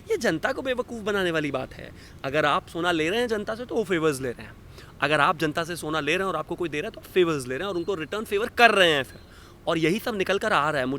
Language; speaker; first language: Hindi; native; Hindi